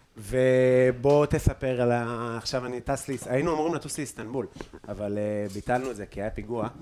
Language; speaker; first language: Hebrew; native; Hebrew